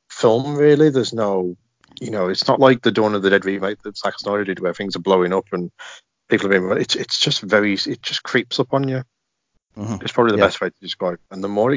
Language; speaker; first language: English; native; English